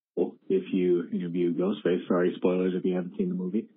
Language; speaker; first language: English; native; English